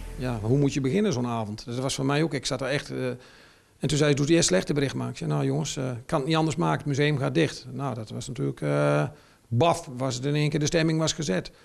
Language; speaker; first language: Dutch; native; Dutch